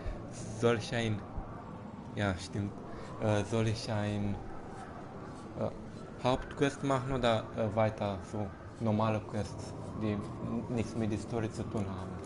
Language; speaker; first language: German; non-native, fluent; Romanian